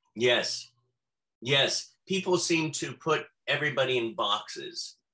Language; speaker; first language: English; native; English